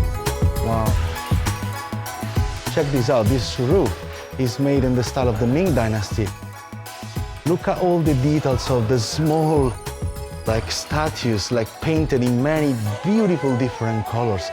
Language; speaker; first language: English; non-native, fluent; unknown